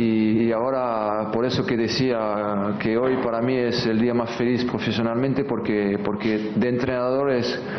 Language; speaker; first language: Spanish; non-native, fluent; French